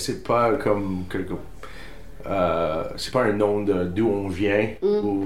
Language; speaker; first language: French; non-native, fluent; English